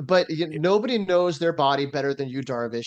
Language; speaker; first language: English; native; English